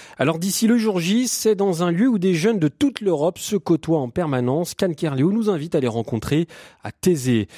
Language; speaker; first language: French; native; French